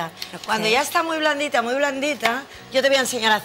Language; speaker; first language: Spanish; native; Spanish